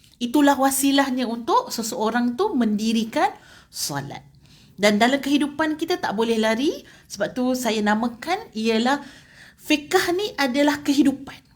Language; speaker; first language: Malay; native; Malay